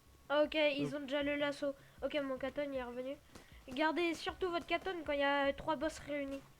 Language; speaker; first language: French; native; French